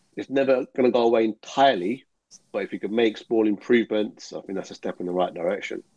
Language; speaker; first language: English; native; English